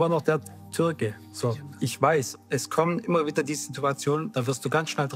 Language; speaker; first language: German; native; German